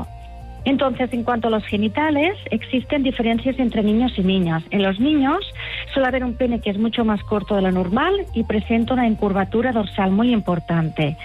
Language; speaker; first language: Spanish; native; Spanish